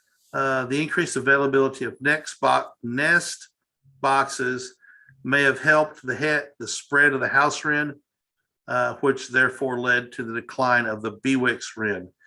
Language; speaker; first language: English; native; English